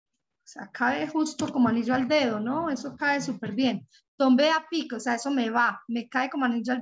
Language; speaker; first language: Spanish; native; Spanish